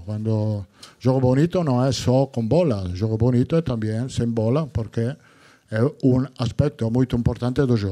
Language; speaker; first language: Portuguese; non-native, learner; Italian